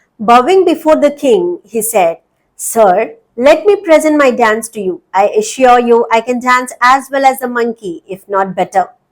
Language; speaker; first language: English; non-native, local second language; Telugu